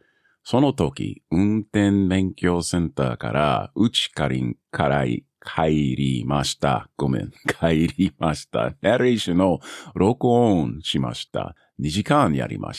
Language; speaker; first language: Japanese; non-native, learner; English